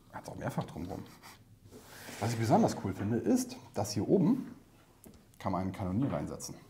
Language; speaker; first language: German; native; German